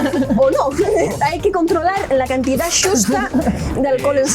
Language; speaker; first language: Spanish; native; Spanish